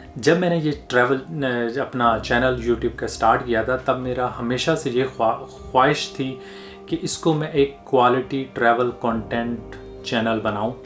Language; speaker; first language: Urdu; native; Urdu